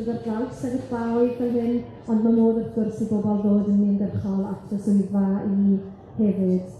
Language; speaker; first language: Welsh; native; Welsh